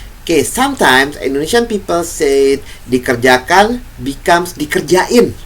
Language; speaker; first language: English; non-native, fluent; Indonesian